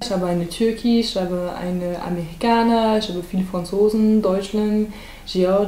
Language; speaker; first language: German; non-native, learner; French